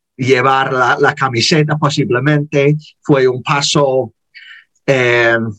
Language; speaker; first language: Spanish; non-native, learner; English